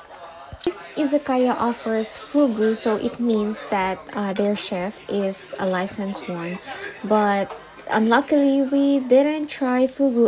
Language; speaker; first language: English; non-native, local second language; Filipino